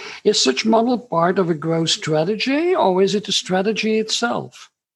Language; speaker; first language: English; non-native, fluent; Dutch